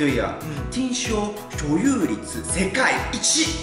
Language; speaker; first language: Chinese; non-native, fluent; Japanese